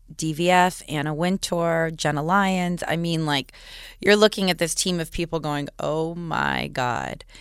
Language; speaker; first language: English; native; English